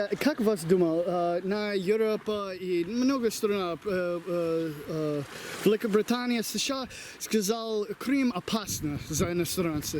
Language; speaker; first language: Russian; non-native, learner; English